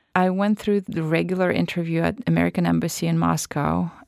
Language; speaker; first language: English; non-native, fluent; Russian